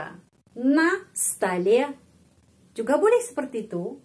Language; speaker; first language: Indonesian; non-native, fluent; Russian